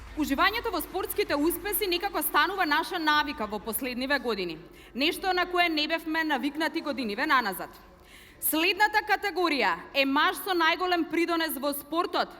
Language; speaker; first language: Macedonian; native; Macedonian